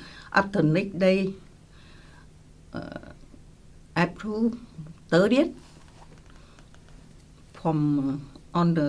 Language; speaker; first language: English; non-native, local second language; Vietnamese